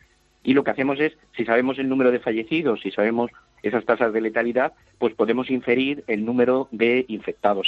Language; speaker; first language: Spanish; native; Spanish